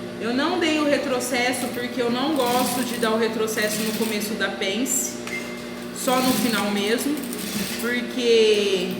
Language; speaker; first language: Portuguese; native; Portuguese